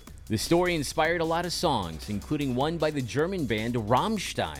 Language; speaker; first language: English; native; English